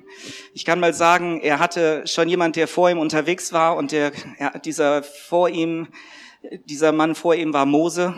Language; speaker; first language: German; native; German